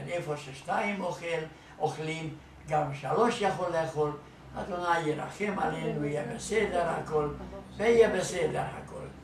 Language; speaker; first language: Hebrew; non-native, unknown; Hungarian